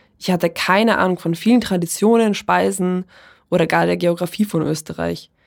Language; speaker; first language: German; early bilingual, other home language; Polish